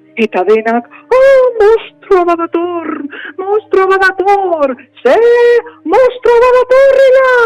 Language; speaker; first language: Basque; non-native, local second language; Spanish